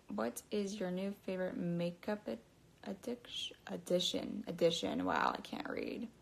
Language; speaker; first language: English; native; English